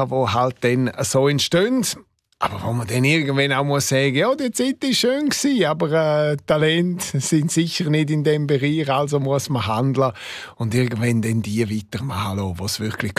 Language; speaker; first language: German; non-native, local second language; Romansh